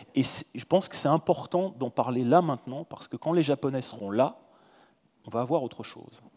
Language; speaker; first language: French; native; French